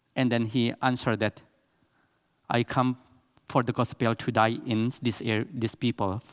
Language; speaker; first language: English; non-native, learner; Burmese